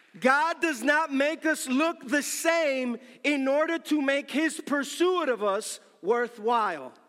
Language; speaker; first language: English; early bilingual, other home language; Spanish